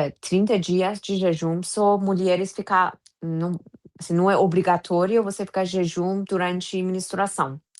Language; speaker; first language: Portuguese; non-native, fluent; Persian